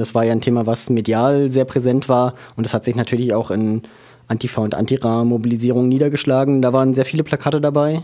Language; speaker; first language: German; native; German